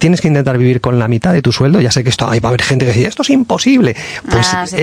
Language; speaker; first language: Spanish; native; Spanish